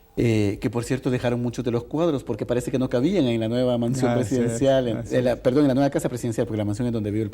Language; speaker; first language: Spanish; native; Spanish